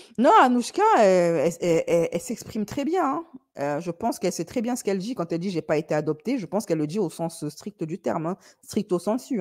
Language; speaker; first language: French; native; French